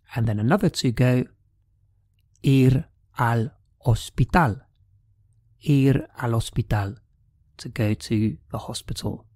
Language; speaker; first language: English; native; English